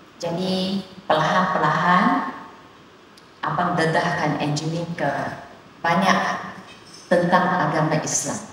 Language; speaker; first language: Indonesian; non-native, local second language; Chinese